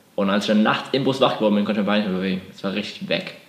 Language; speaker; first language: German; native; German